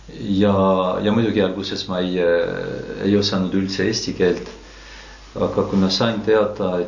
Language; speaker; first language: Estonian; non-native, fluent; French